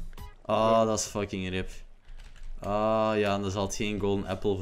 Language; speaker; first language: Dutch; native; Dutch